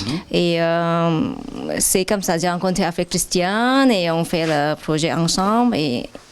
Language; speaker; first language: French; non-native, fluent; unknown